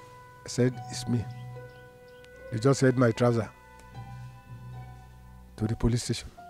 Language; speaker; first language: English; non-native, local second language; Yoruba